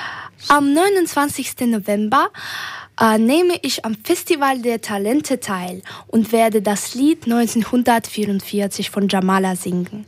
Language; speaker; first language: German; early bilingual, other home language; Ukrainian